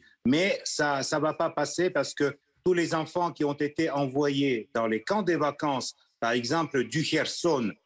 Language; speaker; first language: French; non-native, fluent; Russian